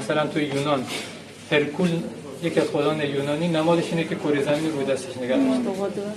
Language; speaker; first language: Persian; native; Persian